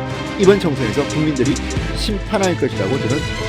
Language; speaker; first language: Korean; native; Korean